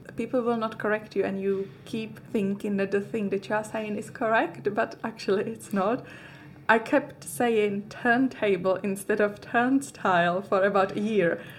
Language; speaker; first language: English; non-native, fluent; Czech